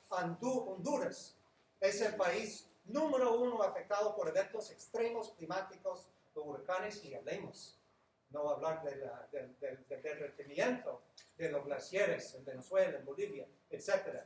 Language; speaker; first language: Spanish; non-native, fluent; English